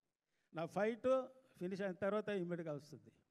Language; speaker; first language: Telugu; non-native, fluent; Tamil